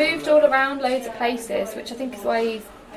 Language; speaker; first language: English; native; English